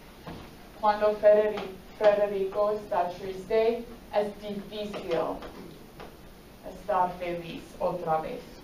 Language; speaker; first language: Spanish; non-native, fluent; English